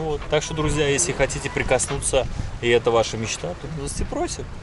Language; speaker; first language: Russian; native; Russian